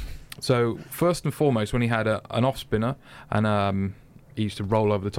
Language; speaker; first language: English; native; English